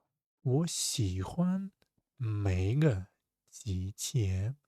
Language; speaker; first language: Chinese; non-native, fluent; Russian